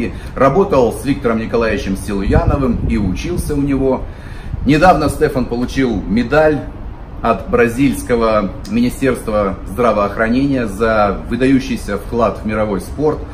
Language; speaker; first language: Russian; native; Russian